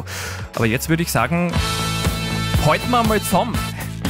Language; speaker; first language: German; native; German